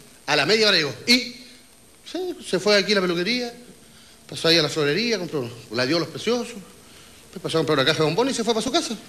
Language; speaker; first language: Spanish; native; Spanish